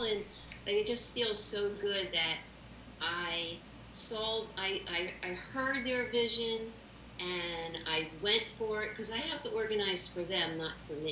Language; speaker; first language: English; native; English